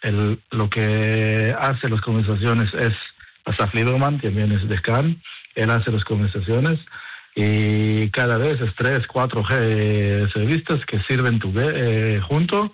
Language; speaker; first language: Spanish; non-native, learner; Hebrew